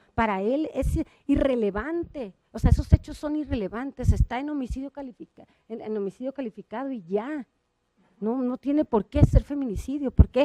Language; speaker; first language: Spanish; native; Spanish